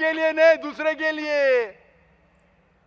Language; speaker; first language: Hindi; native; Hindi